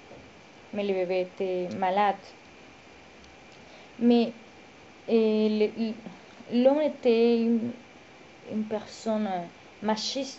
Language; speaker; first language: French; non-native, learner; Spanish